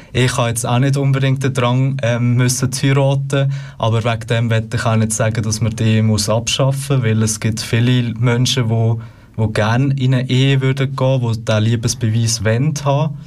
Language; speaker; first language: German; native; German